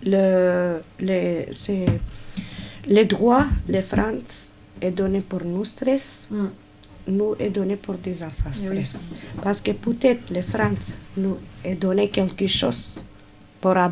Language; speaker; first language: French; non-native, learner; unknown